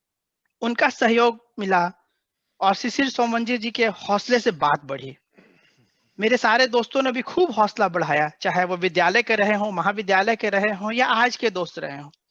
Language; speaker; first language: Hindi; native; Hindi